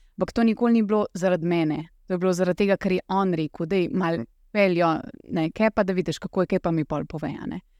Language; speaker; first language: Slovenian; early bilingual, other home language; Russian